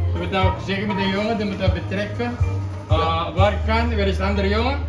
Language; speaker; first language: Dutch; non-native, learner; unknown